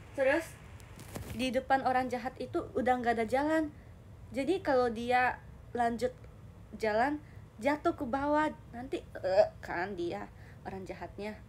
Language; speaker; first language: Indonesian; non-native, learner; Japanese